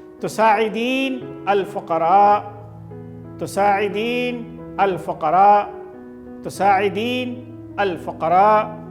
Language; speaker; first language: Arabic; non-native, fluent; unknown